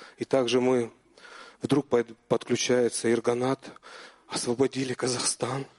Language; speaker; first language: Russian; native; Russian